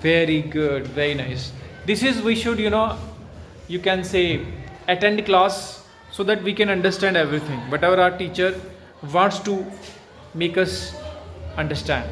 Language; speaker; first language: English; non-native, local second language; Hindi